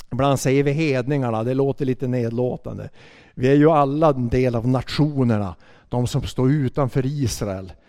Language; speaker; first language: Swedish; native; Swedish